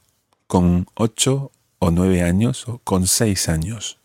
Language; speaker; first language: Spanish; non-native, fluent; English